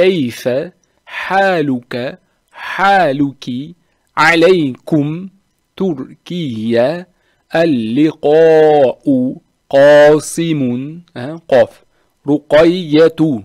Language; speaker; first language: Arabic; non-native, fluent; Uzbek